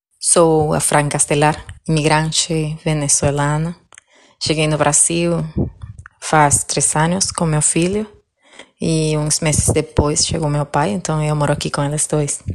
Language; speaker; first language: Portuguese; non-native, fluent; Spanish